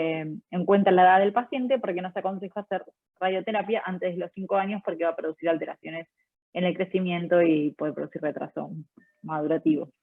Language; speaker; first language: Spanish; native; Spanish